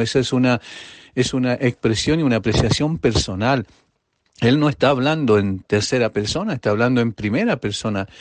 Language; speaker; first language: Spanish; native; Spanish